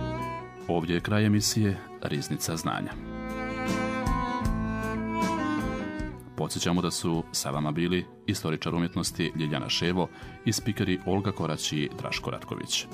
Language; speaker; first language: Croatian; native; Croatian